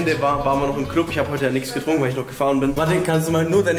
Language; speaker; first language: German; native; German